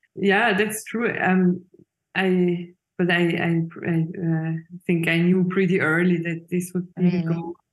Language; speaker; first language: English; non-native, fluent; Swiss German